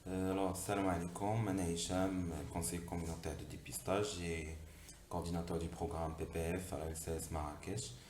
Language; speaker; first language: French; non-native, local second language; Arabic